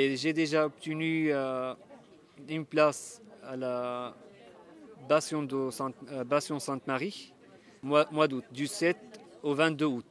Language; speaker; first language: French; non-native, fluent; Arabic